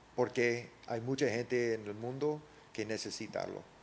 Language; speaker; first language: Spanish; early bilingual, other home language; English